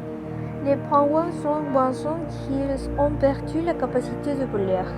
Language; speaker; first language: French; non-native, learner; Spanish